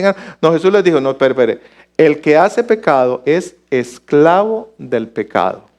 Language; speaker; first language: Spanish; native; Spanish